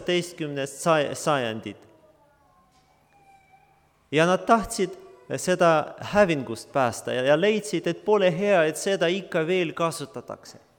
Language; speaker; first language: Estonian; non-native, local second language; Russian